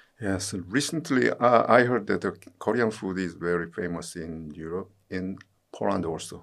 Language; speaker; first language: English; non-native, learner; Korean